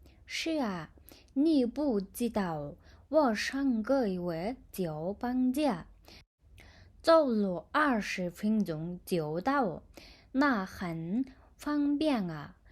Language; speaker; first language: Chinese; non-native, fluent; Mongolian